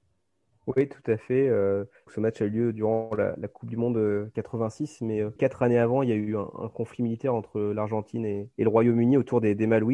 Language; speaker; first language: French; native; French